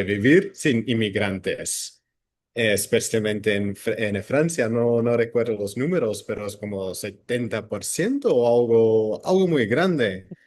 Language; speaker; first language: Spanish; non-native, fluent; Dutch